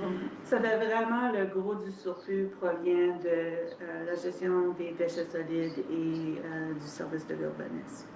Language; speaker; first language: French; native; French